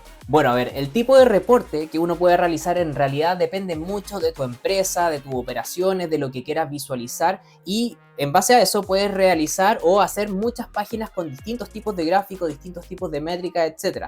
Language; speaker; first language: Spanish; native; Spanish